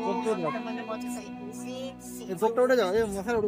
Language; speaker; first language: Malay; non-native, learner; Bangla